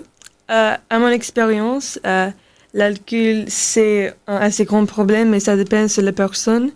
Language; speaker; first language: French; non-native, learner; English